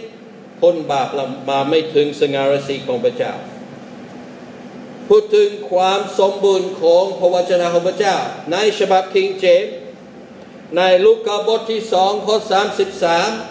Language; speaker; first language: Thai; non-native, fluent; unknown